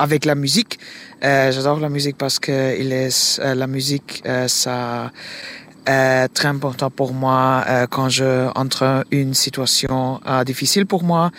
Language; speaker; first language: French; non-native, learner; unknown